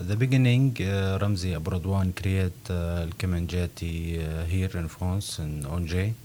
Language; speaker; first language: English; non-native, learner; Arabic